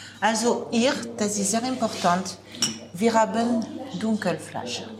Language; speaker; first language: German; non-native, learner; French